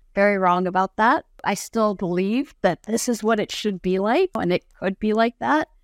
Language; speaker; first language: English; non-native, fluent; Arabic